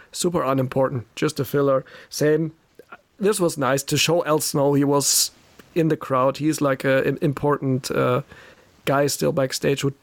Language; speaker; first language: English; non-native, fluent; German